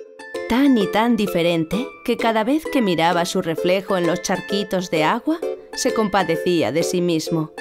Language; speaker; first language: Spanish; native; Spanish